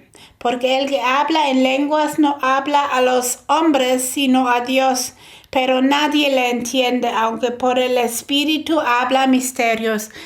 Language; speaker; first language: Spanish; non-native, fluent; German